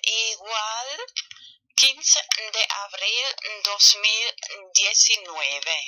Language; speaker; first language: Spanish; non-native, fluent; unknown